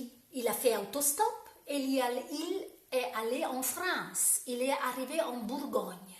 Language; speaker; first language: French; non-native, learner; Italian